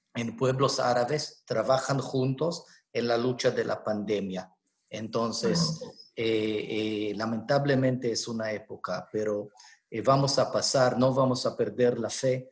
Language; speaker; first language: Spanish; non-native, fluent; Hebrew